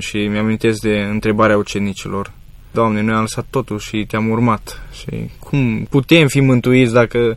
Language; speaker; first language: Romanian; native; Romanian